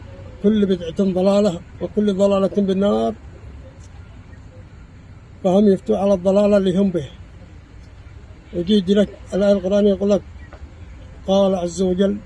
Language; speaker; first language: Arabic; native; Arabic